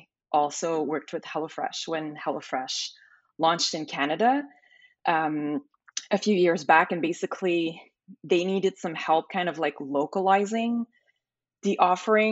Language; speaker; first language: English; native; English